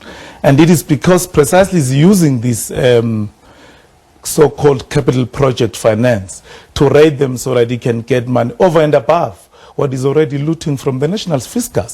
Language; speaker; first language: English; non-native, local second language; Swati